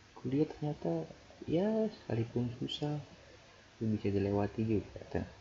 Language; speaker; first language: Indonesian; native; Indonesian